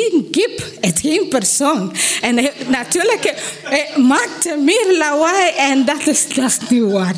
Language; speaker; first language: Dutch; non-native, learner; Spanish